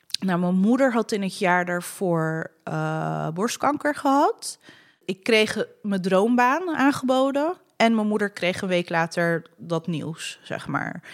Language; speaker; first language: Dutch; early bilingual, other home language; Arabic